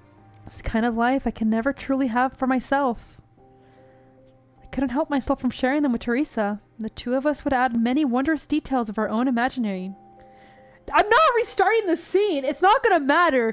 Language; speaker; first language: English; native; English